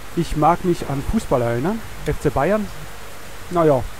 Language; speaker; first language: German; non-native, fluent; Swiss German